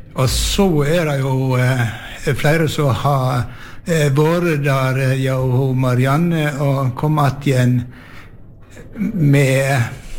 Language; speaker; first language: Norwegian; native; Norwegian